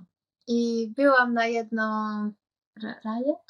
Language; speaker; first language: Polish; non-native, learner; Hungarian